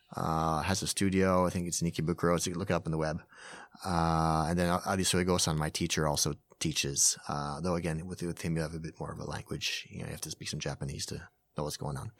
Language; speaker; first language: English; native; English